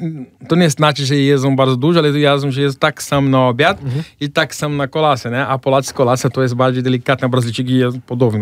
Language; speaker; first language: Polish; non-native, fluent; Portuguese